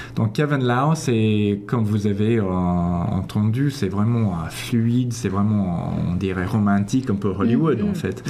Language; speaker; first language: French; non-native, fluent; English